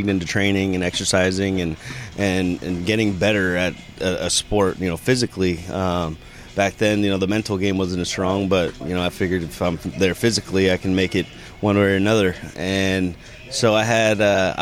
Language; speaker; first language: English; early bilingual, other home language; Spanish